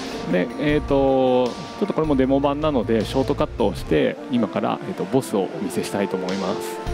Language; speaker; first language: Japanese; native; Japanese